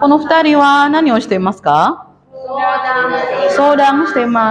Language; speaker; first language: Japanese; non-native, fluent; Indonesian